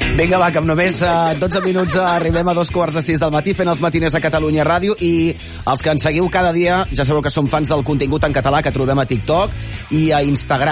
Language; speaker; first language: Catalan; native; Catalan